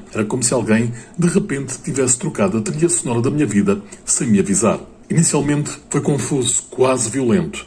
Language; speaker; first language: Portuguese; native; Portuguese